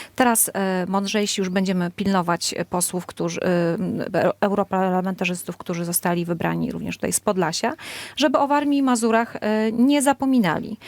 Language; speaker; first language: Polish; native; Polish